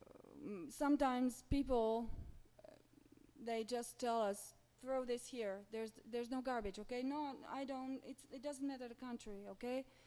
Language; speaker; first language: English; non-native, fluent; Romanian